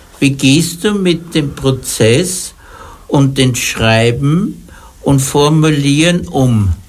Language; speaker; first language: German; native; German